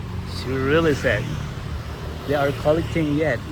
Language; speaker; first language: English; non-native, learner; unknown